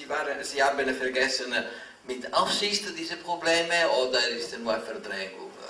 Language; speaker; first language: German; non-native, fluent; Italian